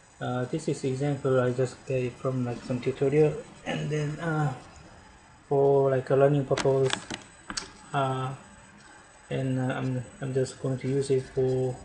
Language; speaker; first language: English; non-native, learner; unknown